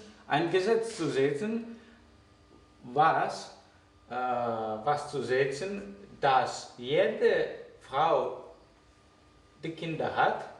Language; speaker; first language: German; non-native, fluent; Greek